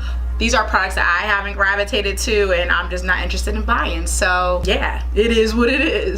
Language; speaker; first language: English; native; English